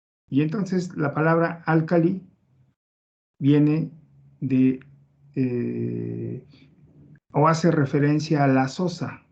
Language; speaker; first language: Spanish; native; Spanish